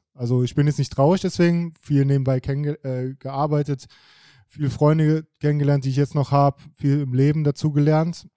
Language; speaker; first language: German; native; German